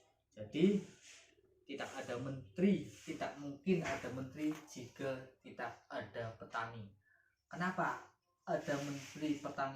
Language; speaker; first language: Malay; non-native, local second language; Javanese